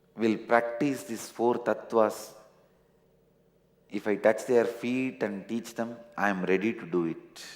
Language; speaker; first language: English; non-native, local second language; Tamil